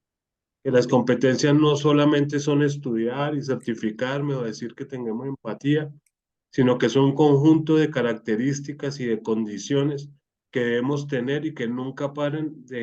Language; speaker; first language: Spanish; native; Spanish